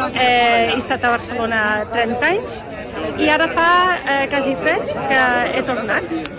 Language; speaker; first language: Catalan; early bilingual, heritage; Catalan